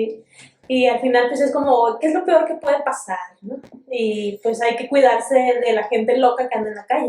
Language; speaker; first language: Spanish; native; Spanish